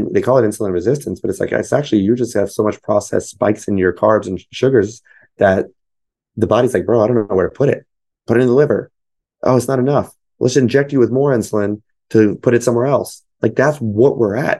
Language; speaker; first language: English; native; English